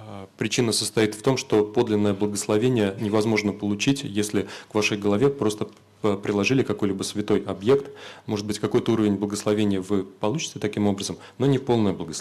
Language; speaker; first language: Russian; native; Russian